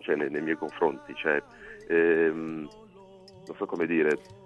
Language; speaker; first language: Italian; non-native, fluent; Ewe